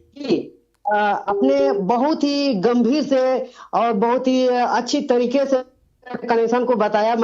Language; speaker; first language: Hindi; native; Hindi